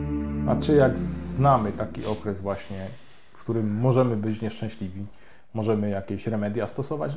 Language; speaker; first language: Polish; native; Polish